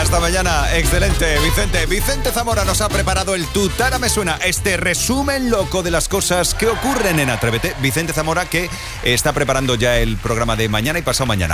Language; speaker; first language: Spanish; native; Spanish